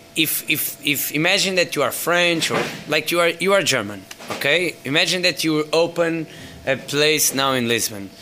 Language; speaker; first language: English; non-native, fluent; Portuguese